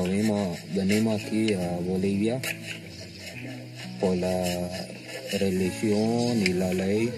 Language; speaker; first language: Spanish; non-native, local second language; Plautdietsch